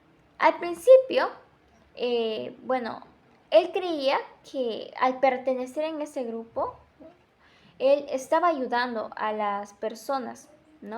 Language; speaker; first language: Spanish; native; Spanish